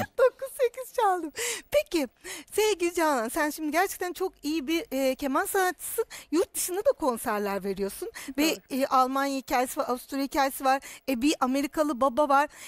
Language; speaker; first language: Turkish; native; Turkish